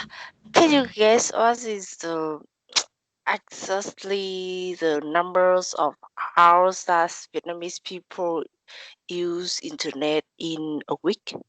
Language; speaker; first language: English; non-native, learner; Vietnamese